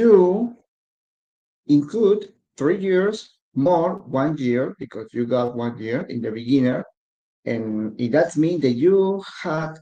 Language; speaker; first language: English; non-native, learner; Spanish